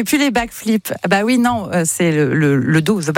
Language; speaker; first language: French; native; French